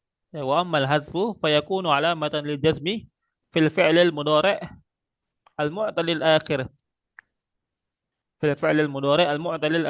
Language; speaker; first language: Arabic; non-native, fluent; Indonesian